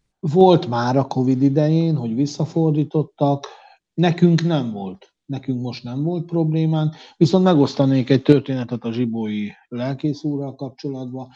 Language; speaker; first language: Hungarian; native; Hungarian